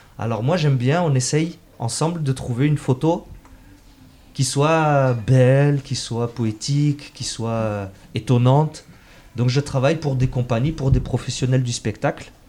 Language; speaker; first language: French; native; French